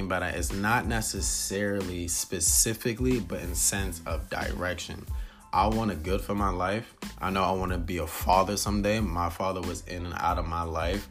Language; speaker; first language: English; native; English